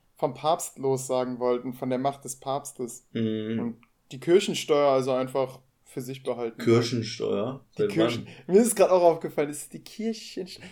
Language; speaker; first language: German; non-native, fluent; Polish